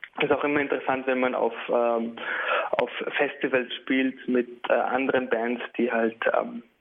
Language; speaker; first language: German; early bilingual, heritage; German